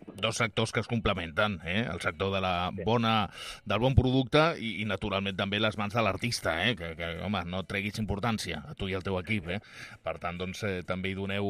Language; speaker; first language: Catalan; native; Catalan